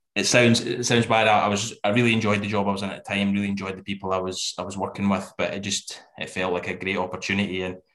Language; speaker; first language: English; native; English